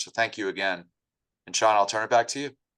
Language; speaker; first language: English; native; English